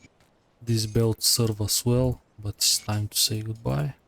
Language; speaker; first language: English; non-native, fluent; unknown